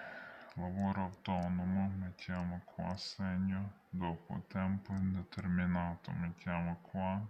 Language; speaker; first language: Italian; non-native, learner; Ukrainian